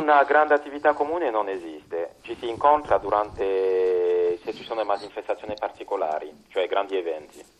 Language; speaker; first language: Italian; non-native, fluent; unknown